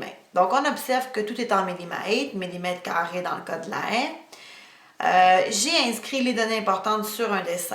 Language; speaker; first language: French; native; French